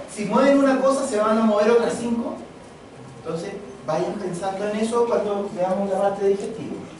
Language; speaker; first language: Spanish; native; Spanish